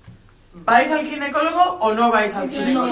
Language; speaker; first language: Spanish; native; Spanish